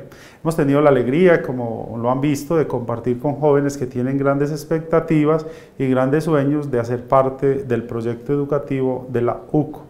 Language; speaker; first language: Spanish; native; Spanish